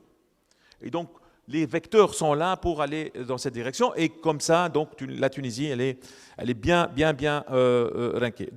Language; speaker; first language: French; non-native, local second language; Arabic